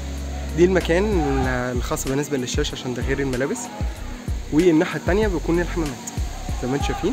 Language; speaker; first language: Arabic; native; Arabic